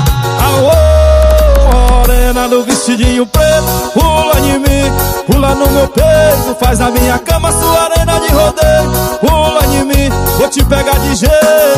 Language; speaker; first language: Portuguese; native; Portuguese